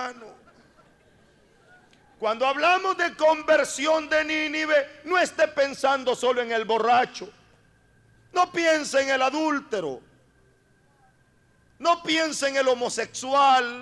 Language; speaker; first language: Spanish; native; Spanish